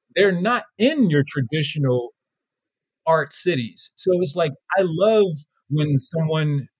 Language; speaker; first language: English; native; English